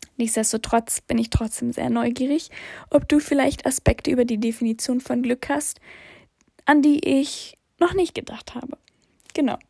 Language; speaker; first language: German; early bilingual, other home language; English